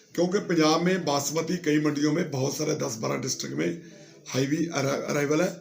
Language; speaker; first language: Hindi; non-native, local second language; Punjabi